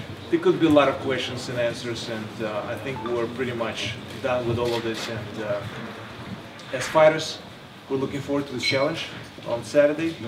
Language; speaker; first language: English; non-native, fluent; Russian